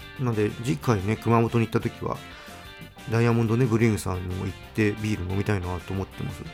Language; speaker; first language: Japanese; native; Japanese